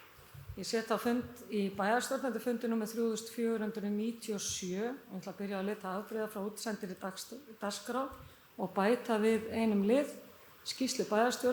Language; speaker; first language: Icelandic; native; Icelandic